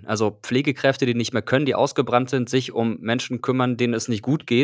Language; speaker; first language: German; native; German